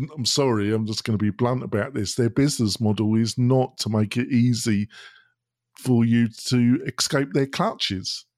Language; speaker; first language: English; native; English